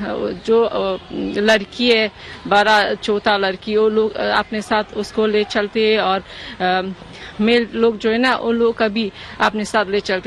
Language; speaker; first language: Hindi; non-native, learner; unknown